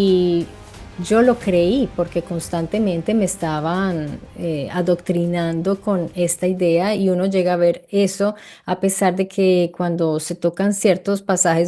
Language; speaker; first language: Spanish; native; Spanish